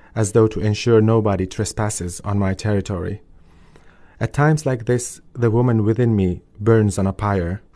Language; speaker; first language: English; early bilingual, other home language; Albanian